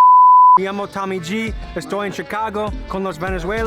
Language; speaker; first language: Spanish; non-native, learner; English